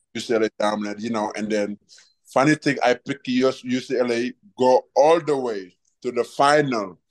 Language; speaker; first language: English; non-native, fluent; Wolof